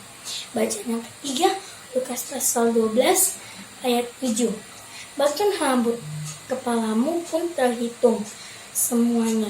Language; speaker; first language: Indonesian; native; Indonesian